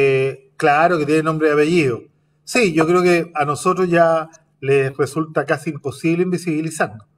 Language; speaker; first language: Spanish; native; Spanish